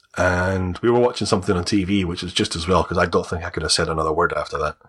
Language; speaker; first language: English; native; English